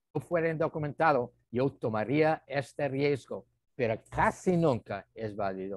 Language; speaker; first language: Spanish; non-native, fluent; English